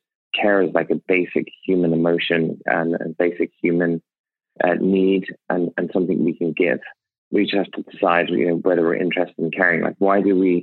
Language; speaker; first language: English; native; English